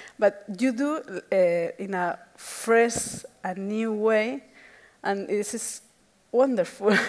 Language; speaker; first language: English; non-native, fluent; Spanish